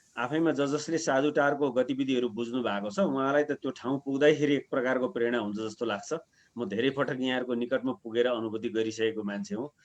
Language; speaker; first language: Nepali; native; Nepali